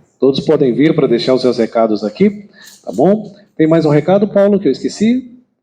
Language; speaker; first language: Portuguese; native; Portuguese